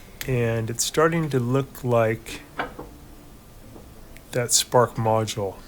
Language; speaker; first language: English; native; English